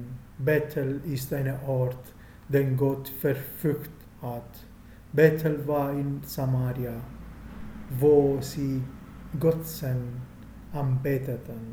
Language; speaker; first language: German; non-native, fluent; Italian